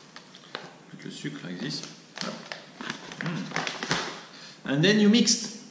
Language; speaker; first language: English; non-native, fluent; French